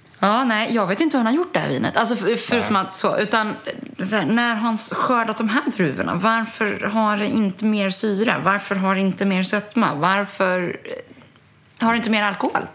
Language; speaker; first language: Swedish; early bilingual, other home language; German